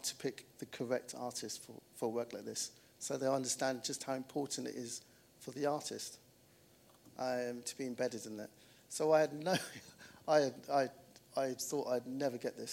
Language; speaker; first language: English; native; English